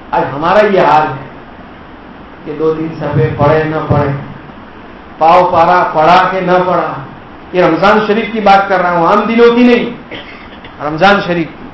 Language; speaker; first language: Urdu; non-native, local second language; Gujarati